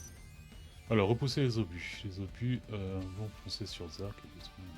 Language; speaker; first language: French; native; French